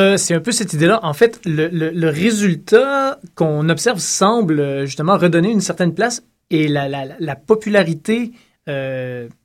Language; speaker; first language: French; native; French